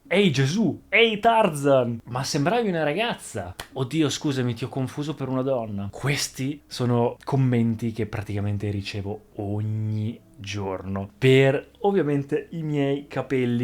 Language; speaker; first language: Italian; native; Italian